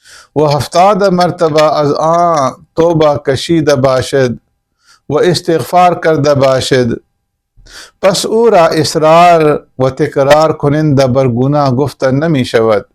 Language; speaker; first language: Persian; non-native, fluent; Urdu